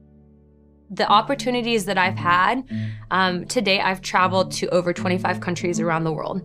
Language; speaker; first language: English; native; English